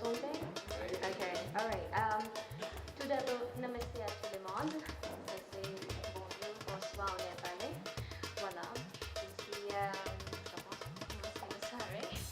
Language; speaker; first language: French; non-native, fluent; Nepali